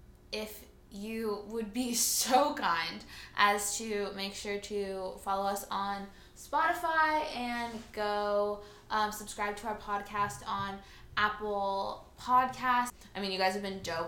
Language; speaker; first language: English; early bilingual, other home language; Finnish